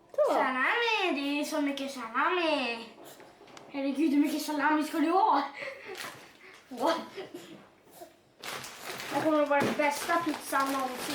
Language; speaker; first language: Swedish; early bilingual, other home language; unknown